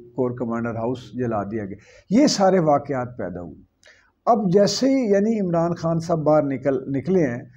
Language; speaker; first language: Urdu; native; Urdu